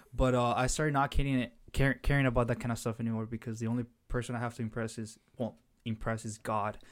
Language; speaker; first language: English; early bilingual, other home language; Spanish